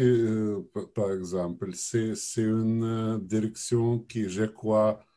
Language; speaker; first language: French; non-native, learner; Russian